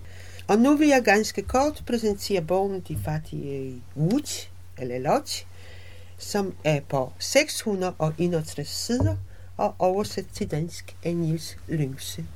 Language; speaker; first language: Danish; native; Danish